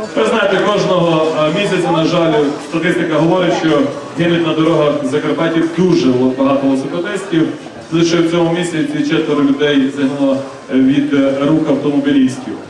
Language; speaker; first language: Ukrainian; native; Ukrainian